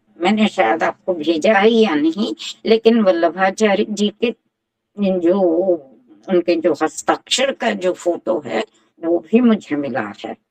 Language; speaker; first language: Hindi; native; Hindi